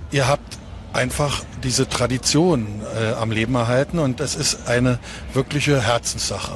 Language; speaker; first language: German; native; German